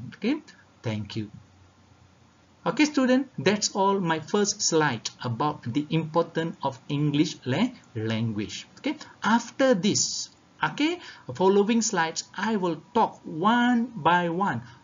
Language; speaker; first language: English; non-native, local second language; Tamil